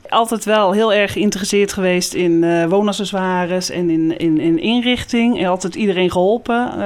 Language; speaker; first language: Dutch; native; Dutch